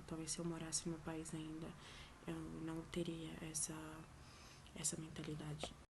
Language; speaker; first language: Portuguese; early bilingual, other home language; Arabic